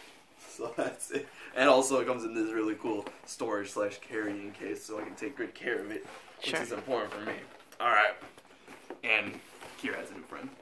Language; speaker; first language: English; native; English